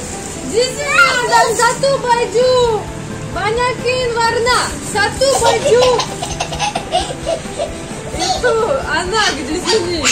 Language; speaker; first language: Indonesian; non-native, learner; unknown